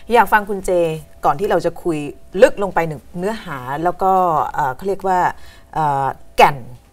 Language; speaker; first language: Thai; native; Thai